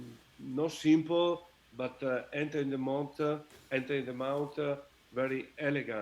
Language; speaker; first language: English; non-native, learner; Italian